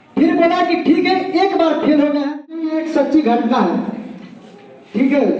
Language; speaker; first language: Hindi; native; Hindi